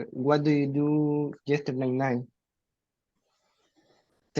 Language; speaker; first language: English; non-native, learner; Spanish